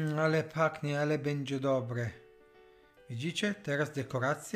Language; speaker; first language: Polish; non-native, learner; Italian